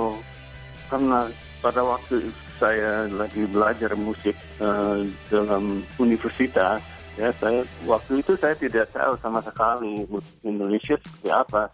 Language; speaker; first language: Indonesian; non-native, fluent; English